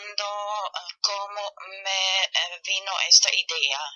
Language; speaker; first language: Spanish; non-native, fluent; German